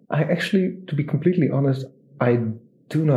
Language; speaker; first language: English; non-native, fluent; Dutch